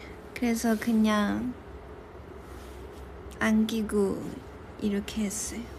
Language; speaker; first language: Korean; non-native, local second language; Chinese